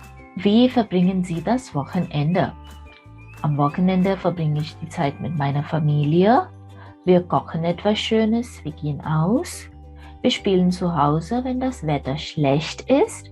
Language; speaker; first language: German; non-native, fluent; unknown